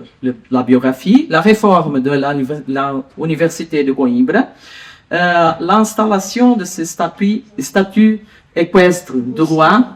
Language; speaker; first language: French; non-native, learner; Portuguese